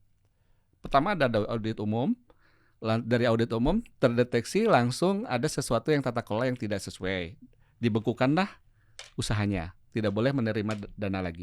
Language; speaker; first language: Indonesian; native; Indonesian